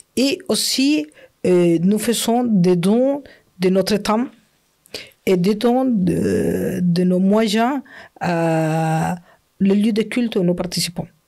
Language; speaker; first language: French; non-native, fluent; Spanish